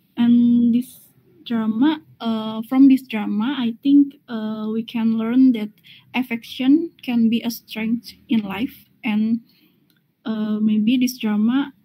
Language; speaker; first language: English; non-native, learner; Indonesian